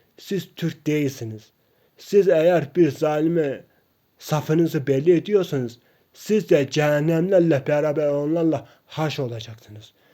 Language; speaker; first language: Turkish; non-native, local second language; Kurdish